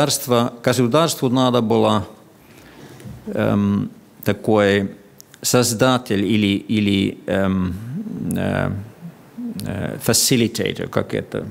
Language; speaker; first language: Russian; non-native, fluent; Finnish